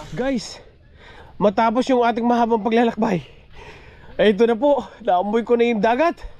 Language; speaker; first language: Filipino; non-native, local second language; Iloko